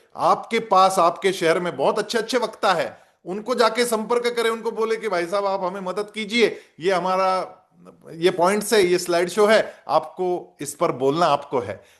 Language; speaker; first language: Hindi; non-native, local second language; Marathi